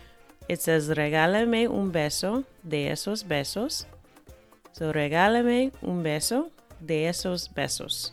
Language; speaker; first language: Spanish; non-native, fluent; English